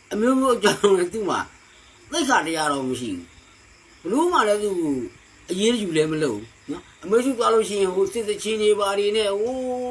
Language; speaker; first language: Burmese; native; Burmese